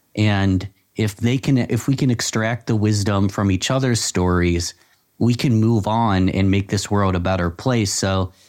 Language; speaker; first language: English; native; English